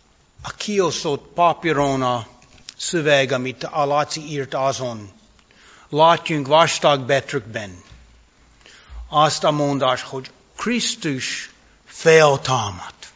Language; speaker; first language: Hungarian; non-native, fluent; English